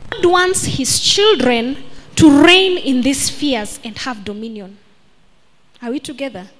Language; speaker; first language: English; non-native, local second language; Swahili